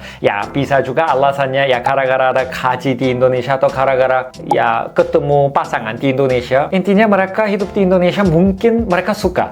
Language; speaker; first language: Indonesian; non-native, fluent; Korean